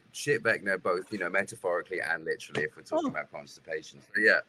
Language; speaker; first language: English; native; English